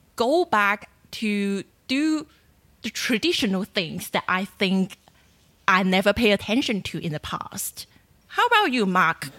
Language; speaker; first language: English; non-native, fluent; Chinese